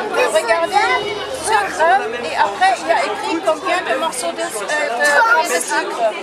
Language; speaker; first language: French; non-native, fluent; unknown